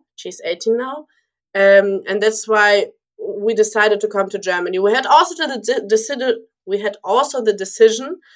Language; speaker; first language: English; early bilingual, other home language; Russian